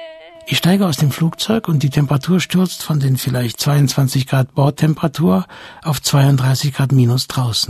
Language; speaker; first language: German; native; German